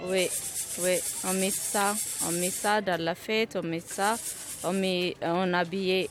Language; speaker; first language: French; non-native, learner; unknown